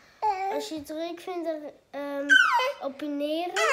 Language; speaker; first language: Dutch; early bilingual, other home language; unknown